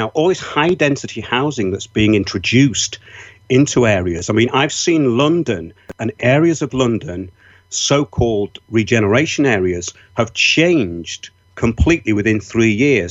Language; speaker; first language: English; native; English